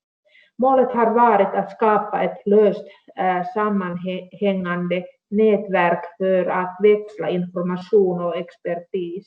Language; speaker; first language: Swedish; non-native, local second language; Finnish